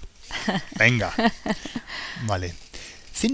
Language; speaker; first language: Spanish; non-native, fluent; English